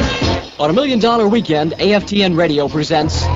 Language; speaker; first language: English; native; English